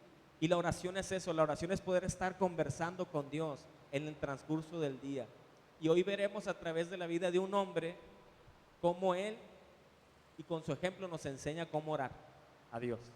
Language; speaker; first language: Spanish; native; Spanish